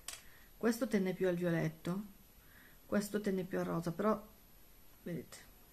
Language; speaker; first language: Italian; native; Italian